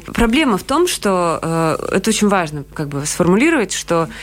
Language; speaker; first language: Russian; native; Russian